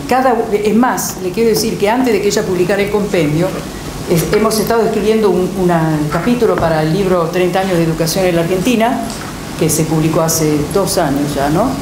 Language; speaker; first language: Spanish; non-native, fluent; Italian